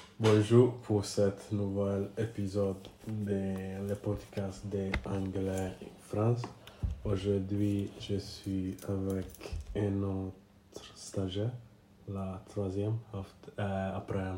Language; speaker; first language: French; non-native, learner; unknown